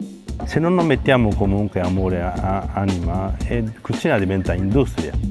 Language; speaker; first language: Italian; non-native, learner; Japanese